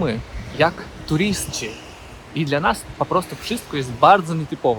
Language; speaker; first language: Polish; non-native, learner; Russian